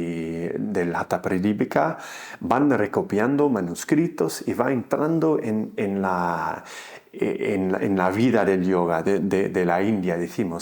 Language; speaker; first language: Spanish; non-native, fluent; English